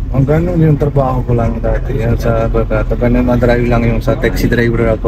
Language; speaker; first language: Filipino; non-native, learner; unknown